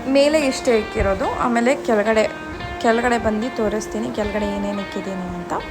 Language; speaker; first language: Kannada; non-native, local second language; Malayalam